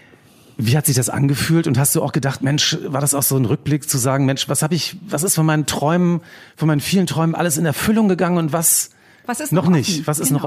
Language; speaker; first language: German; native; German